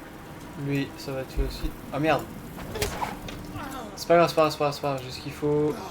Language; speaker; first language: French; native; French